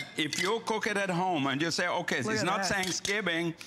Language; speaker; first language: English; non-native, fluent; German